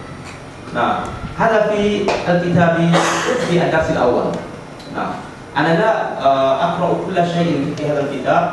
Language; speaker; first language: Arabic; non-native, learner; Malay